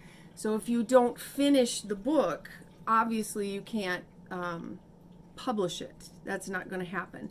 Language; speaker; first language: English; native; English